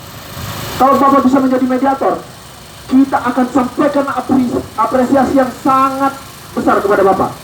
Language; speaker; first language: Indonesian; native; Indonesian